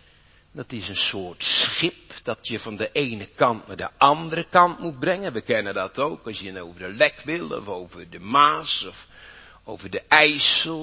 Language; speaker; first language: Dutch; native; Dutch